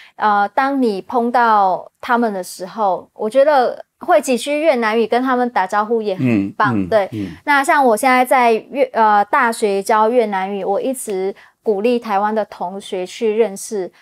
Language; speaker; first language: Chinese; non-native, fluent; Vietnamese